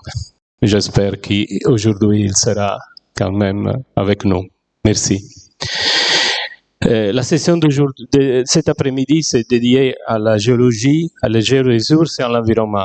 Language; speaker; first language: French; non-native, fluent; Italian